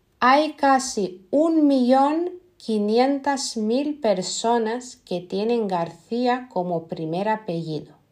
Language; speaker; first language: Spanish; non-native, fluent; Lithuanian